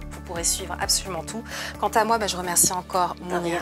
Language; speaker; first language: French; native; French